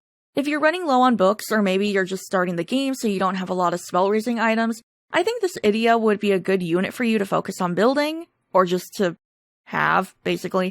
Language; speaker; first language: English; native; English